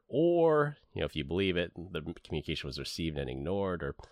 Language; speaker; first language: English; native; English